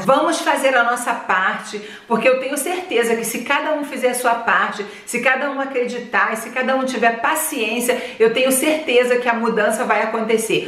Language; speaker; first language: Portuguese; native; Portuguese